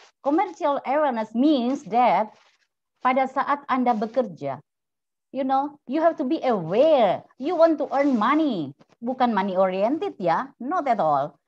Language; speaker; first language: English; non-native, fluent; Indonesian